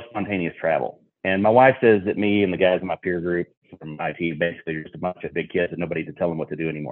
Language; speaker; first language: English; native; English